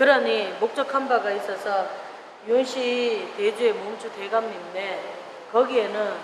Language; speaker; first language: Korean; native; Korean